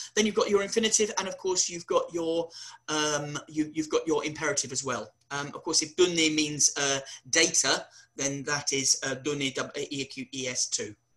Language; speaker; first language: English; native; English